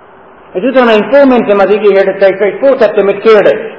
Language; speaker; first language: Hungarian; non-native, fluent; English